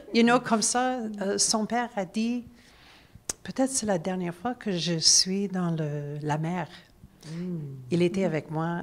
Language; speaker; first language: French; non-native, learner; English